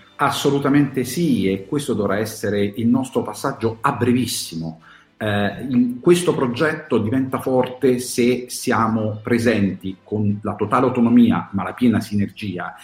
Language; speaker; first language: Italian; native; Italian